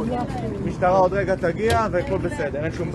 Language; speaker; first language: Hebrew; native; Hebrew